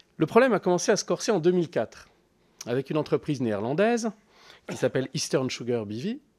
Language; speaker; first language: French; native; French